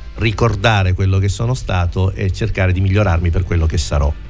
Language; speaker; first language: Italian; native; Italian